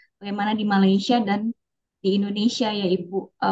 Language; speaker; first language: Indonesian; native; Indonesian